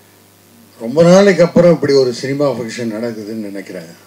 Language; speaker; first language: Tamil; native; Tamil